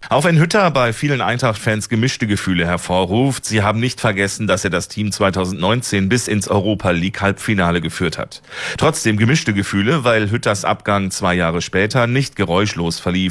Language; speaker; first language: German; native; German